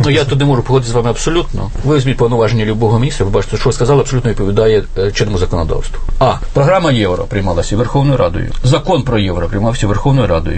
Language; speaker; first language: Ukrainian; native; Ukrainian